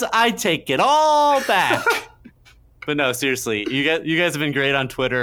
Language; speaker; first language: English; native; English